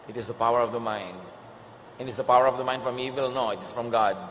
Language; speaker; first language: English; non-native, local second language; Filipino